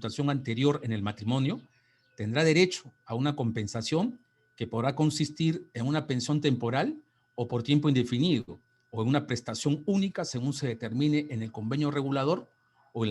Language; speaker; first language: Spanish; native; Spanish